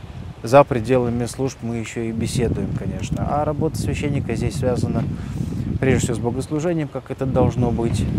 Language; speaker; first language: Russian; native; Russian